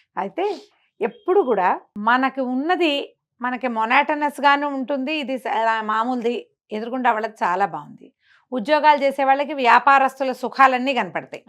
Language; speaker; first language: Telugu; native; Telugu